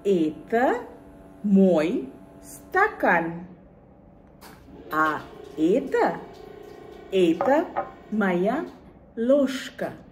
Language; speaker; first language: Russian; non-native, fluent; Bangla